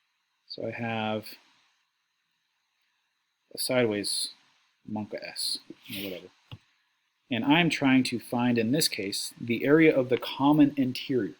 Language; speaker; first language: English; native; English